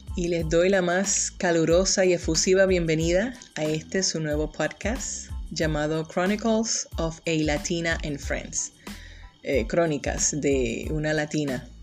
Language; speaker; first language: Spanish; early bilingual, heritage; Spanish